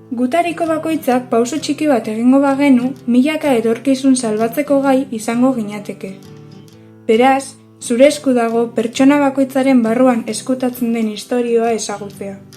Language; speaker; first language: Basque; native; Basque